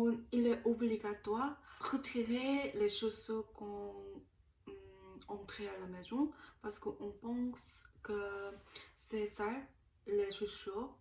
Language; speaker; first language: French; non-native, learner; Korean